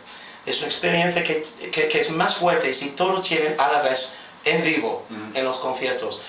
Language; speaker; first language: Spanish; non-native, fluent; English